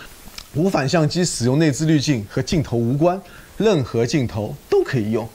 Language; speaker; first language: Chinese; native; Chinese